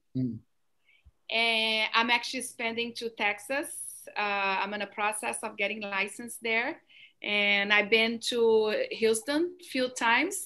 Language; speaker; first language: English; non-native, fluent; Portuguese